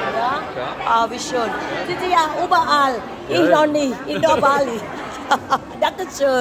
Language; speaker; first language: German; non-native, learner; Indonesian